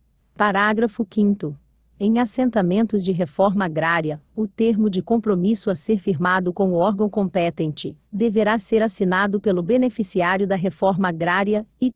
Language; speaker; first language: Portuguese; native; Portuguese